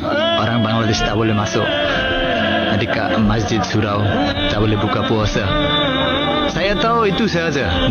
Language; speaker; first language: Malay; non-native, learner; Bangla